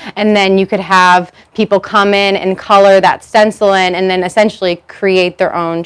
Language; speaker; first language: English; native; English